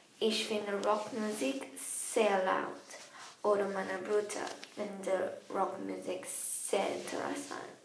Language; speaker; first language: German; non-native, learner; English